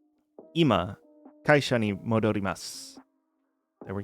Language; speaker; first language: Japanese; non-native, learner; English